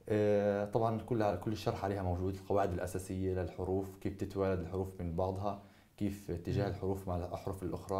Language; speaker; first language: Arabic; native; Arabic